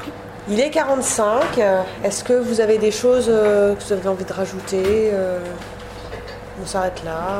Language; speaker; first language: French; native; French